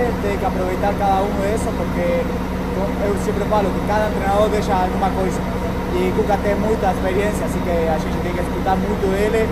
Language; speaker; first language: Portuguese; non-native, fluent; Spanish